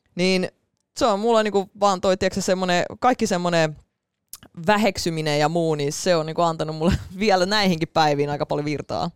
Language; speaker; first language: Finnish; early bilingual, other home language; Russian